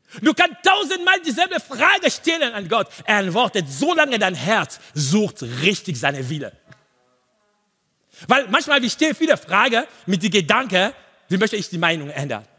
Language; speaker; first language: German; non-native, learner; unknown